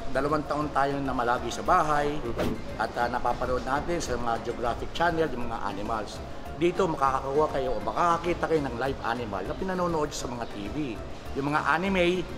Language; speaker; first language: Filipino; native; Filipino